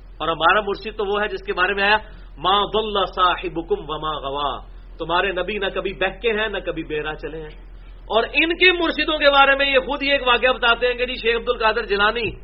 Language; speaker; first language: Urdu; non-native, local second language; Punjabi